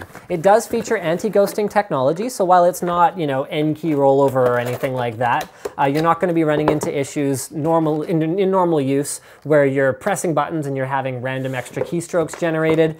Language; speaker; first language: English; native; English